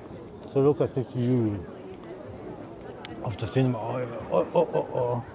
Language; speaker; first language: English; non-native, fluent; Swedish